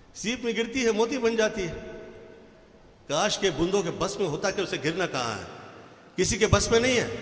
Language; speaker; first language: Hindi; non-native, local second language; Marathi